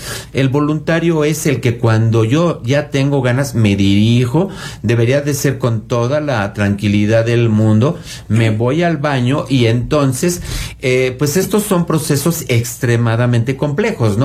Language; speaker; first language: Spanish; native; Spanish